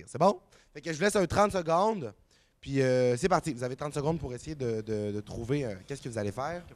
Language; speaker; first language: French; native; French